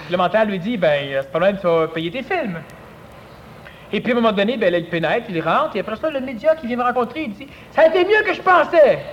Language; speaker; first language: French; native; French